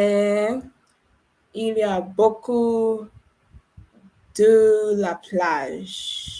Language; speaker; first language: French; non-native, learner; English